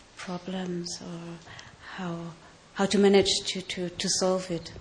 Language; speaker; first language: English; non-native, fluent; German